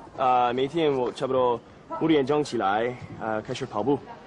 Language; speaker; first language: Chinese; non-native, learner; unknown